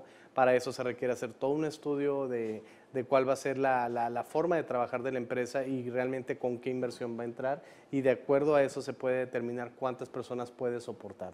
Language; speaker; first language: Spanish; native; Spanish